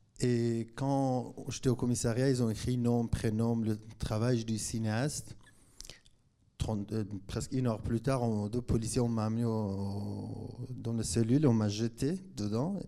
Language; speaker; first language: French; non-native, fluent; Kurdish